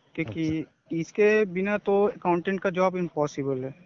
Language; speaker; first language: Hindi; native; Hindi